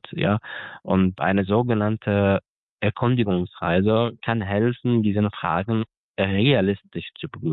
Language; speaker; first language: German; non-native, fluent; Arabic